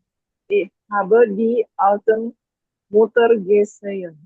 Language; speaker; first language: German; non-native, learner; Indonesian